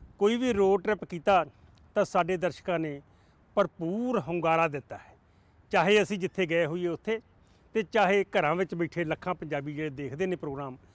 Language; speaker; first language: Punjabi; native; Punjabi